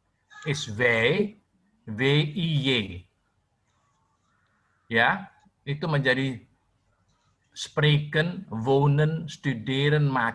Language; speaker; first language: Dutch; non-native, fluent; Indonesian